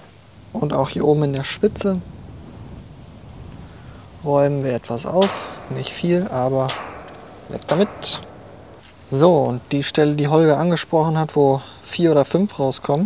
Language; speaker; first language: German; native; German